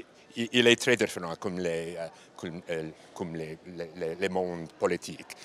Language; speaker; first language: French; non-native, learner; English